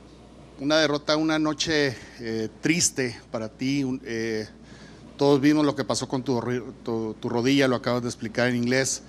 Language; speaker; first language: Spanish; native; Spanish